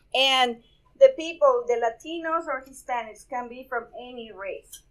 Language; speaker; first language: English; non-native, fluent; Spanish